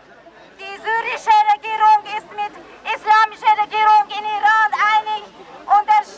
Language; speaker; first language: German; non-native, learner; Persian